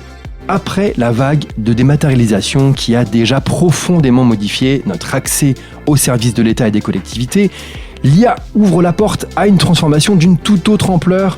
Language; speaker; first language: French; native; French